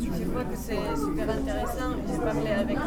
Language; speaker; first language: French; non-native, fluent; Spanish